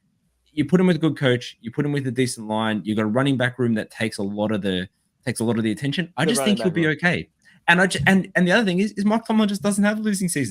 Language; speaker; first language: English; native; English